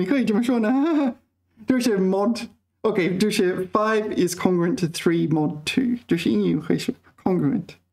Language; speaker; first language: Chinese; non-native, fluent; English